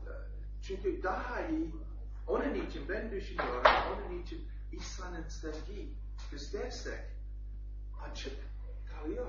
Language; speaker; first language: Turkish; non-native, learner; German